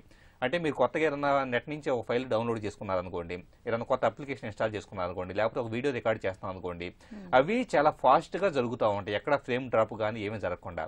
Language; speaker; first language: Telugu; native; Telugu